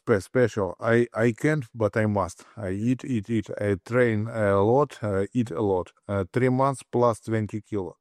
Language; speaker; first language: English; non-native, learner; Russian